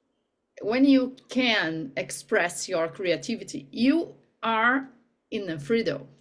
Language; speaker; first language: English; non-native, learner; Portuguese